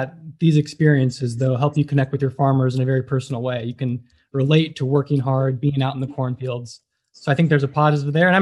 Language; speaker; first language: English; native; English